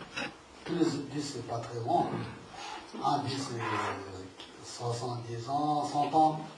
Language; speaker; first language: French; non-native, learner; Tibetan